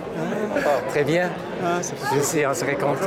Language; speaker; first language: French; non-native, local second language; English